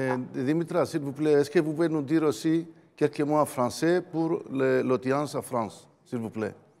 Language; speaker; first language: French; non-native, fluent; Greek